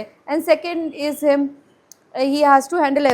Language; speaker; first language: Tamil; non-native, learner; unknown